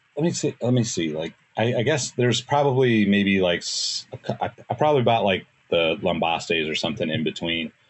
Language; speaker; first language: English; native; English